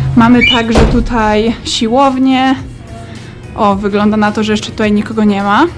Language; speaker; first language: Polish; native; Polish